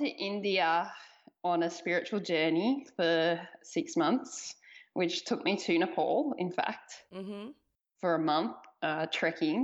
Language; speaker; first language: English; native; English